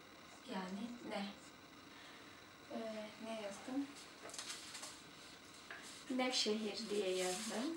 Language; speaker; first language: Turkish; non-native, fluent; Russian